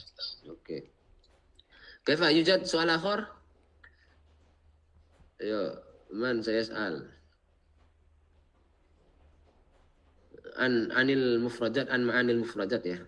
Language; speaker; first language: Arabic; non-native, fluent; Indonesian